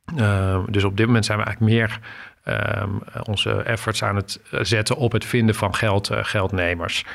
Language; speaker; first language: Dutch; native; Dutch